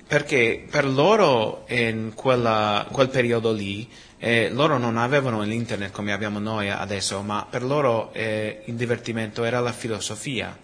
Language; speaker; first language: Italian; non-native, fluent; Spanish